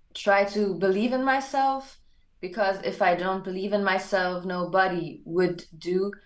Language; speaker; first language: English; non-native, fluent; German